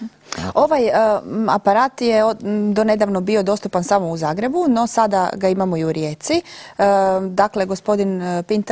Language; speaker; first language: Croatian; native; Croatian